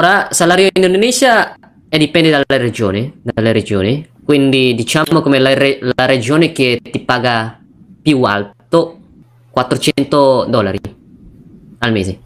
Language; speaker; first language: Italian; non-native, learner; Indonesian